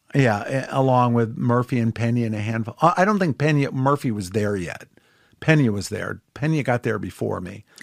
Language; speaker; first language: English; native; English